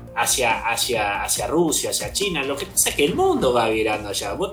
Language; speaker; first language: Spanish; native; Spanish